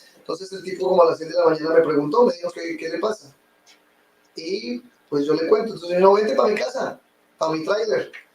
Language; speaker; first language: Spanish; native; Spanish